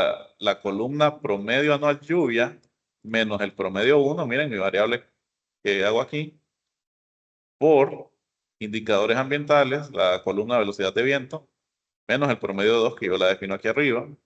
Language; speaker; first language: Spanish; native; Spanish